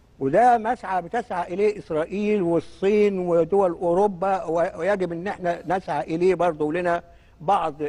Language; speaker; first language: Arabic; native; Arabic